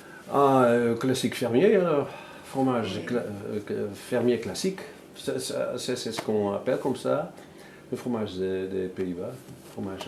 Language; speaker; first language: French; non-native, fluent; Dutch